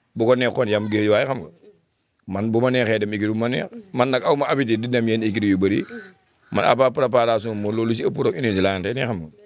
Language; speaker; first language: Wolof; non-native, local second language; Fula